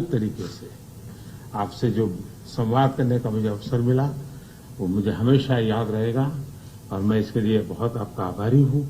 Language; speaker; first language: Hindi; native; Hindi